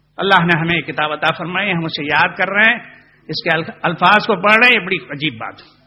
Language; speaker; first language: Urdu; non-native, local second language; Gujarati